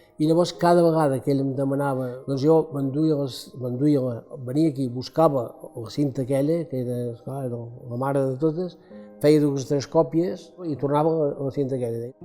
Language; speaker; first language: Catalan; native; Catalan